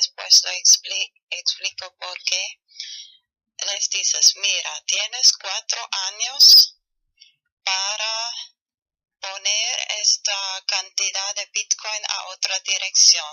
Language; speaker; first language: Spanish; non-native, fluent; German